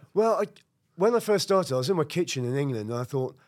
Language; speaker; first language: English; native; English